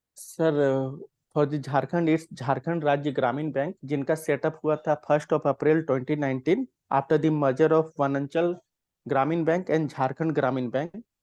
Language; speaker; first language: Hindi; native; Hindi